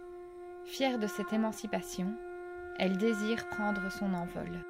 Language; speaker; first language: French; native; French